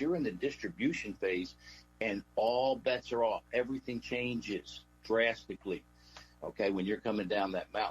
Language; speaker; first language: English; native; English